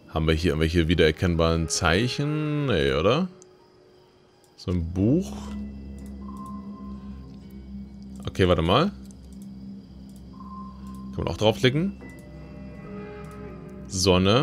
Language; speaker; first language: German; native; German